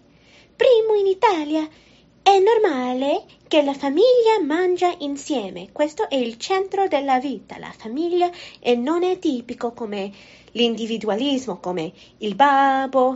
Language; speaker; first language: Italian; non-native, learner; English